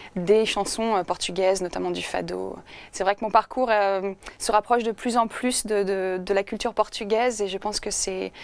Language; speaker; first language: French; native; French